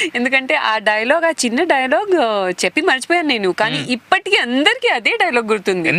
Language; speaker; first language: Telugu; non-native, local second language; Marwari